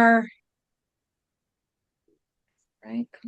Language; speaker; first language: Spanish; non-native, learner; English